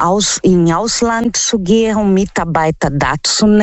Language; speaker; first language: German; non-native, fluent; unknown